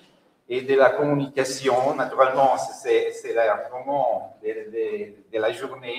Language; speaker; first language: French; non-native, fluent; Italian